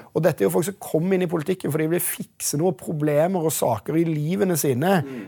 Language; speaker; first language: Norwegian; native; Norwegian